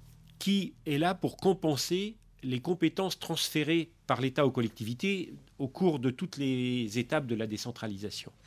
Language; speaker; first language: French; native; French